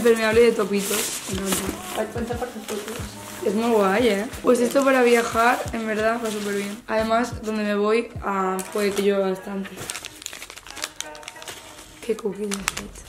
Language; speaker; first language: Spanish; native; Spanish